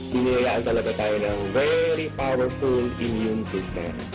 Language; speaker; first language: English; non-native, local second language; Filipino